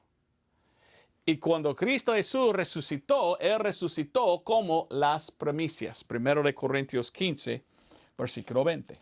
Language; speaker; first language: Spanish; non-native, fluent; English